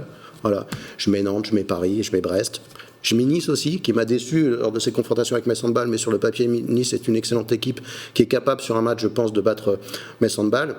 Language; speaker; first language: French; native; French